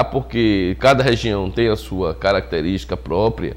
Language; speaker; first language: Portuguese; native; Portuguese